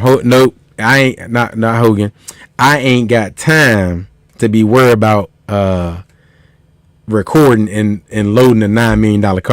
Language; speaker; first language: English; native; English